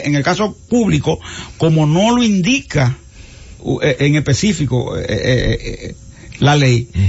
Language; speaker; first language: Spanish; native; Spanish